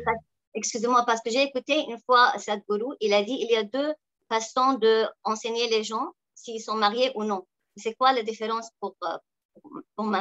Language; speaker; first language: French; non-native, local second language; Arabic